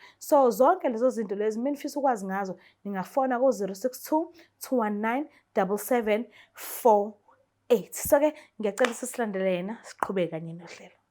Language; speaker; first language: Zulu; native; Zulu